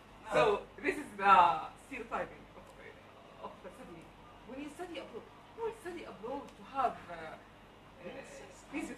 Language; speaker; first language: English; non-native, learner; Arabic